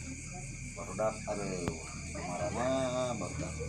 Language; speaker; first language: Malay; non-native, local second language; Sundanese